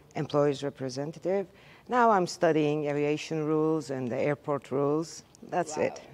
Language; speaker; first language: English; non-native, learner; Turkish